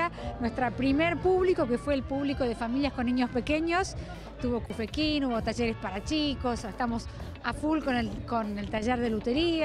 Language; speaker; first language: Spanish; native; Spanish